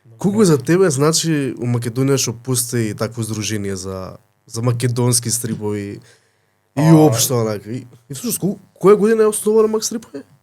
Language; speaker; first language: Macedonian; native; Macedonian